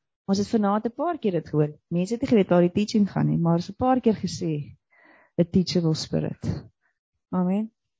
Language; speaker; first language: Afrikaans; native; Afrikaans